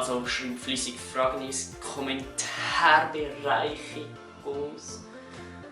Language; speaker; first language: German; native; German